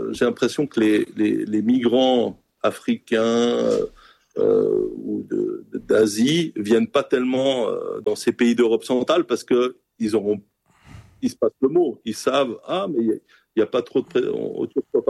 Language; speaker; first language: French; native; French